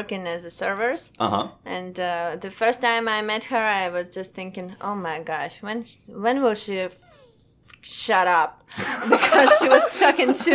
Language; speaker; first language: English; non-native, fluent; Russian